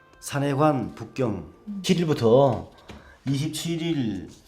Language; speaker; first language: Korean; native; Korean